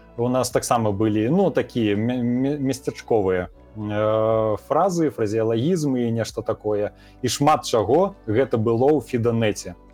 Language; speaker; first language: Belarusian; non-native, local second language; Russian